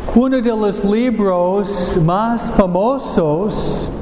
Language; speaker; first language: Spanish; non-native, fluent; English